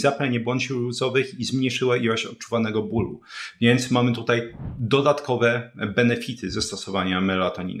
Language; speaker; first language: Polish; native; Polish